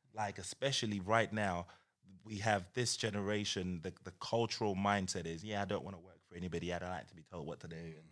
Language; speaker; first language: English; native; English